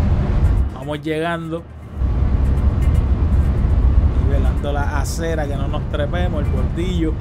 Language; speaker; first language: Spanish; native; Spanish